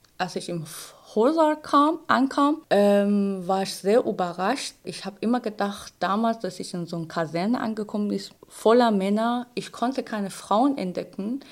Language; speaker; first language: German; non-native, fluent; Persian